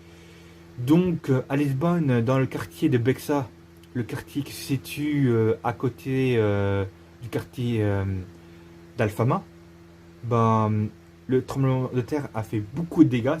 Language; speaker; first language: French; native; French